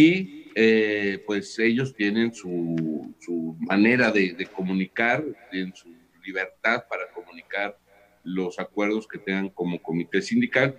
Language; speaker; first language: Spanish; native; Spanish